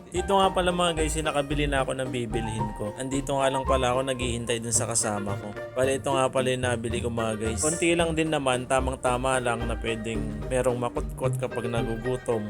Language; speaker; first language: Filipino; non-native, local second language; Iloko